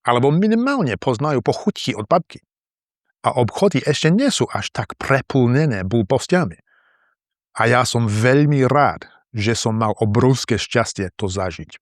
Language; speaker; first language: Slovak; non-native, learner; English